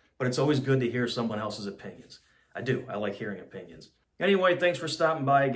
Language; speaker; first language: English; native; English